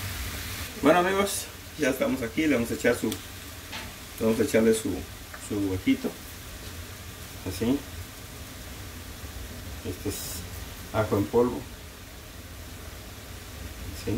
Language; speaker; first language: Spanish; native; Spanish